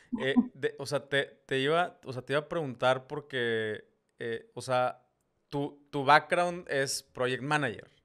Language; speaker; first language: Spanish; native; Spanish